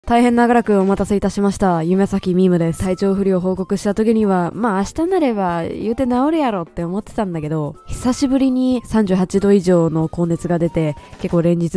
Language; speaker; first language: Japanese; native; Japanese